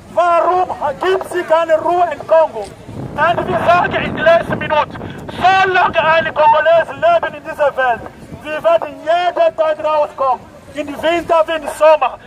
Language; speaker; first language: German; non-native, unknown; Lingala